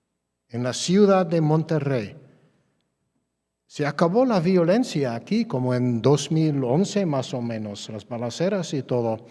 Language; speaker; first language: Spanish; non-native, fluent; English